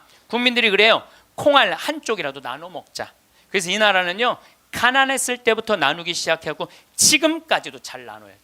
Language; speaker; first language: Korean; native; Korean